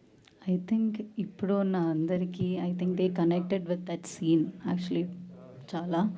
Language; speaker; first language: Telugu; non-native, learner; Malayalam